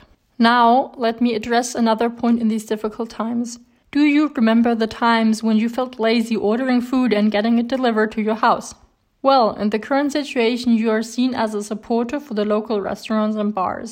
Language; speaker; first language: English; non-native, fluent; German